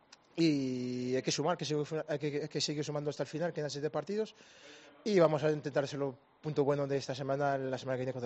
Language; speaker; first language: Spanish; native; Spanish